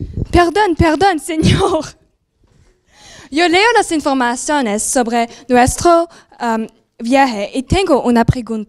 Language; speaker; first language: Spanish; non-native, learner; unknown